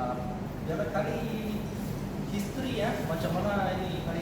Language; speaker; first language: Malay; non-native, local second language; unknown